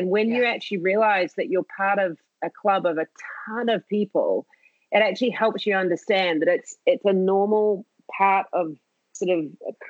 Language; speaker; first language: English; native; English